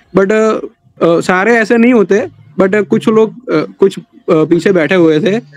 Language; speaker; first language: Hindi; non-native, local second language; Gujarati